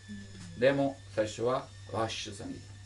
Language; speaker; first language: Japanese; non-native, learner; Italian